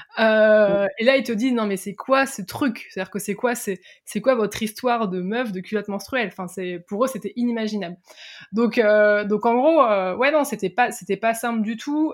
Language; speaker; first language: French; native; French